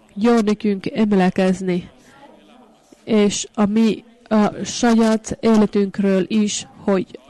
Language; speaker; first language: Hungarian; non-native, fluent; Finnish